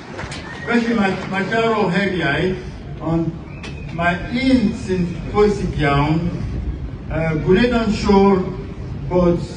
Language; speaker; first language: Welsh; non-native, fluent; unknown